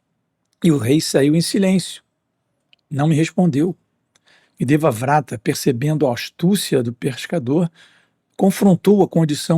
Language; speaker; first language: Portuguese; native; Portuguese